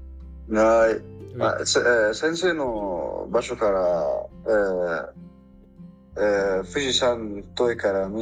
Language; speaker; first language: Japanese; non-native, learner; Arabic